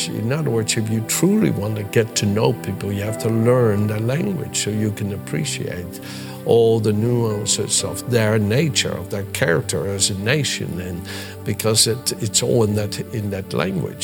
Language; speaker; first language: English; non-native, fluent; Dutch